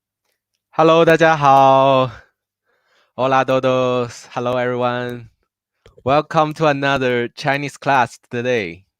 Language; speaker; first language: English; non-native, fluent; Chinese